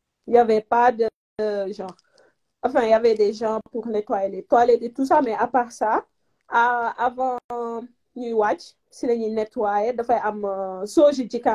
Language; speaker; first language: French; non-native, local second language; Wolof